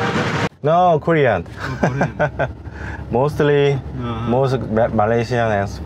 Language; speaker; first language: English; non-native, learner; Korean